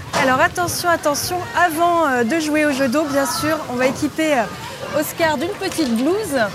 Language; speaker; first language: French; native; French